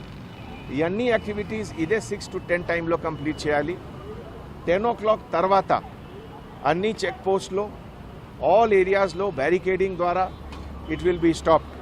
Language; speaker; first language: Telugu; non-native, fluent; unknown